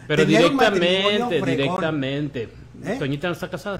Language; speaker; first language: Spanish; native; Spanish